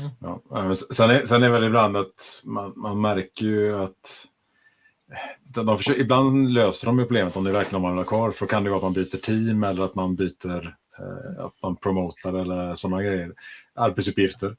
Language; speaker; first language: Swedish; native; Swedish